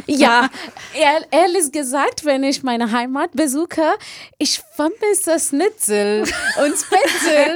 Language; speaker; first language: German; non-native, learner; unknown